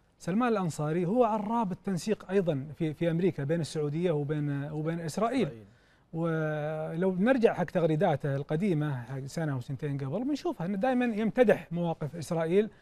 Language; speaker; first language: Arabic; native; Arabic